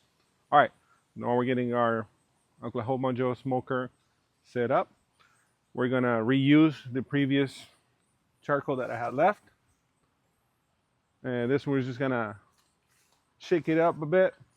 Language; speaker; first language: English; early bilingual, other home language; Spanish